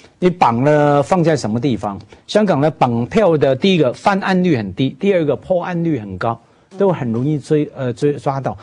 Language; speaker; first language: Chinese; non-native, local second language; Cantonese